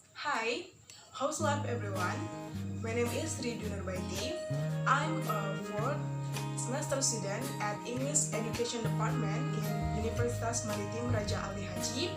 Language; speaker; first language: English; non-native, learner; Indonesian